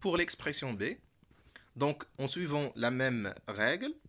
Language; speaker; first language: French; non-native, local second language; Arabic